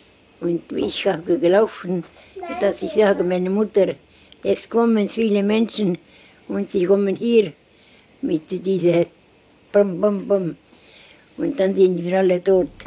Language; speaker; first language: German; non-native, learner; Estonian